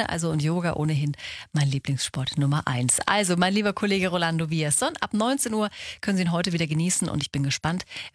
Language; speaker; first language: German; native; German